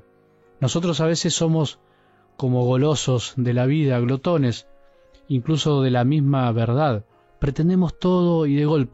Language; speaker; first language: Spanish; native; Spanish